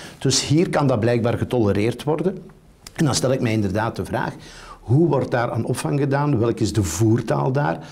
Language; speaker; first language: Dutch; native; Dutch